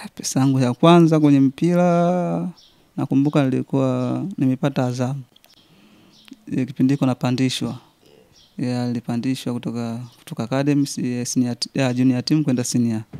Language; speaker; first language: Swahili; native; Swahili